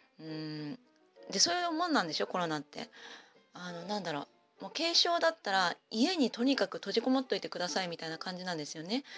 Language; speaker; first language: Japanese; native; Japanese